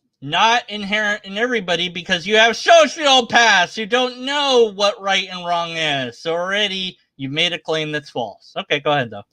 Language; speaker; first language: English; native; English